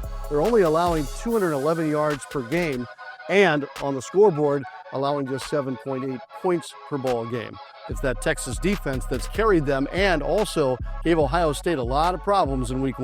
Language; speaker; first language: English; native; English